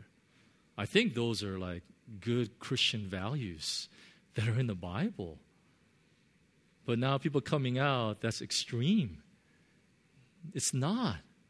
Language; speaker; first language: English; native; English